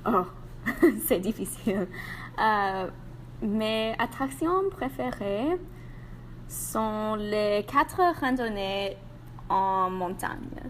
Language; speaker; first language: French; non-native, learner; English